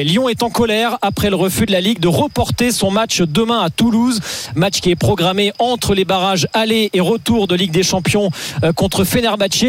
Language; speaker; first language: French; native; French